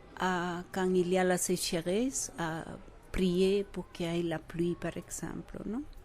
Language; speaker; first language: French; non-native, fluent; Quechua